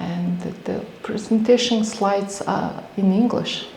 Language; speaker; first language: English; non-native, fluent; Mongolian